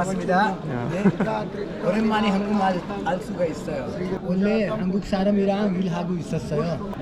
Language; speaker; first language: Korean; non-native, learner; Hindi